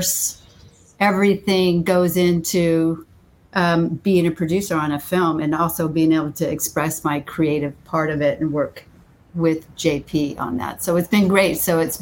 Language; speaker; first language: English; native; English